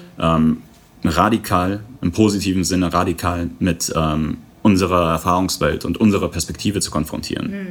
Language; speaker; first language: German; native; German